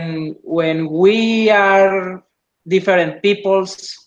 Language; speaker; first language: English; non-native, learner; Spanish